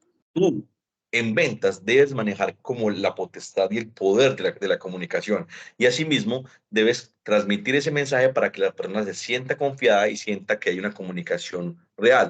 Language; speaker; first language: Spanish; native; Spanish